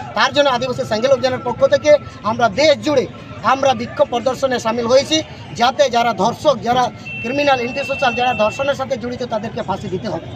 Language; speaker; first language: Bangla; non-native, local second language; Santali